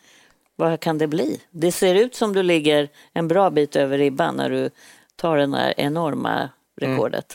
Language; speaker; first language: Swedish; native; Swedish